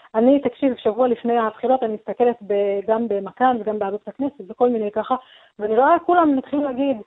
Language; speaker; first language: Hebrew; non-native, local second language; Arabic